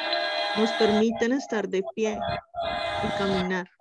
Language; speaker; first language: Spanish; native; Spanish